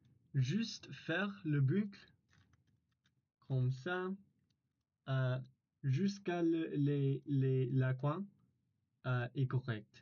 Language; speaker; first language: French; non-native, learner; English